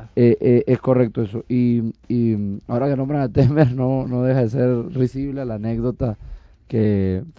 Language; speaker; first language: Spanish; native; Spanish